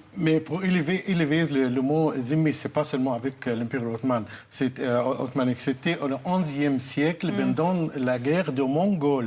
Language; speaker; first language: French; non-native, fluent; Arabic